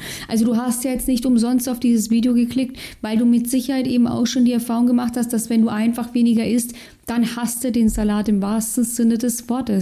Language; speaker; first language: German; native; German